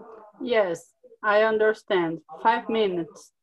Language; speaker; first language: English; non-native, learner; Portuguese